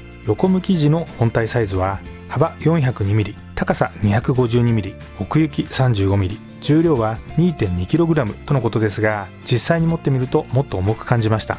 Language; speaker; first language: Japanese; native; Japanese